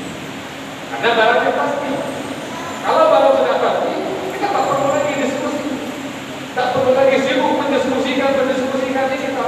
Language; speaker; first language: Indonesian; native; Indonesian